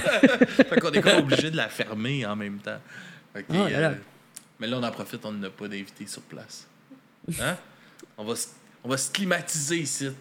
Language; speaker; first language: French; native; French